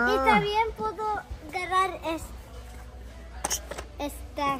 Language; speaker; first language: Spanish; early bilingual, other home language; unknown